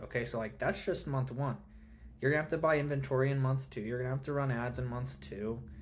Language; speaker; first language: English; native; English